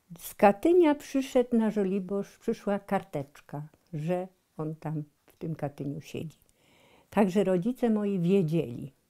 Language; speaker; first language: Polish; native; Polish